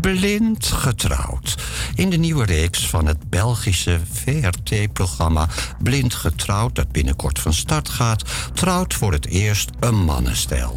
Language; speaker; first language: Dutch; native; Dutch